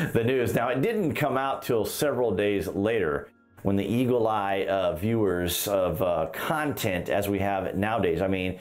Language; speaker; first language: English; native; English